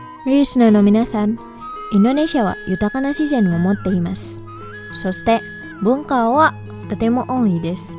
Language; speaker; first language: Japanese; non-native, fluent; Indonesian